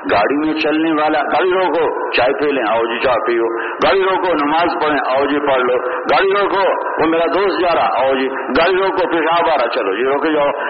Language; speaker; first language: Urdu; non-native, local second language; Punjabi